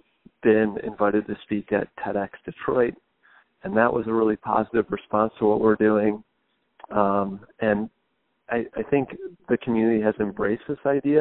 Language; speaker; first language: English; native; English